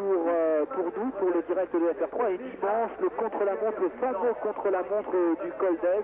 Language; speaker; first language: French; native; French